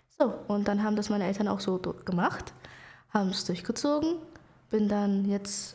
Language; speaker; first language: German; early bilingual, other home language; Bulgarian